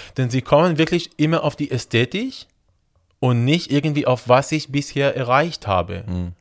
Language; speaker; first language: German; non-native, fluent; Hebrew